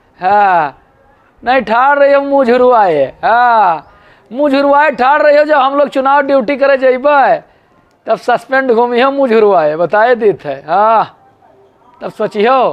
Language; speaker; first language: Hindi; native; Hindi